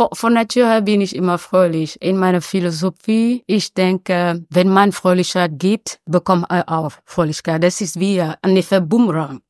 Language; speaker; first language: German; non-native, learner; French